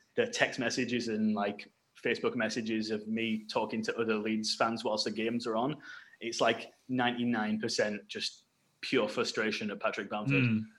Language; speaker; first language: English; native; English